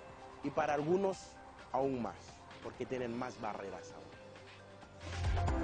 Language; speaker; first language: Spanish; non-native, fluent; Haitian Creole